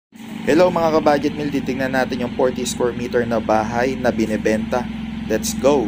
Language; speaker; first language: Filipino; native; Filipino